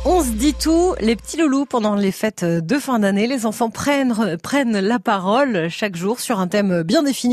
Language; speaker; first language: French; native; French